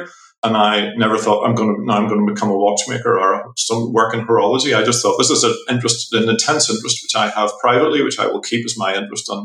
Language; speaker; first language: English; native; English